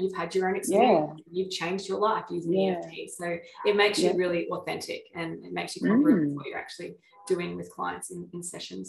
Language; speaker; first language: English; native; English